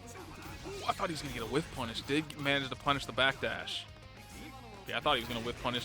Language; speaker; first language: English; native; English